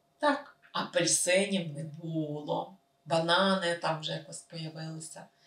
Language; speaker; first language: Ukrainian; native; Ukrainian